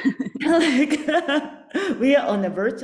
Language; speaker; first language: English; non-native, learner; Japanese